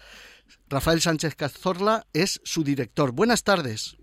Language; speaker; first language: Spanish; native; Spanish